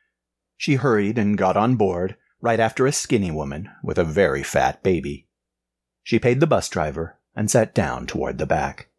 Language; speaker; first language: English; native; English